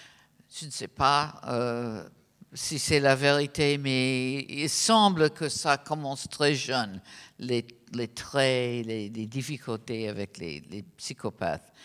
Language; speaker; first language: French; non-native, fluent; English